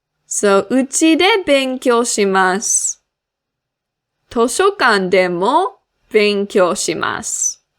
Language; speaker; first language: Japanese; non-native, fluent; English